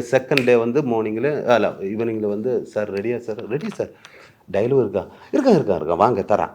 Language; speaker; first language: Tamil; non-native, learner; Malayalam